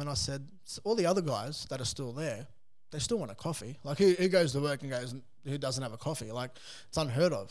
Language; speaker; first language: English; native; English